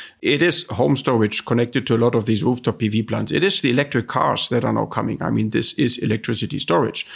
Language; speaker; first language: English; non-native, fluent; German